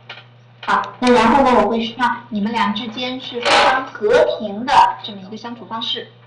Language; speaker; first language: Chinese; native; Chinese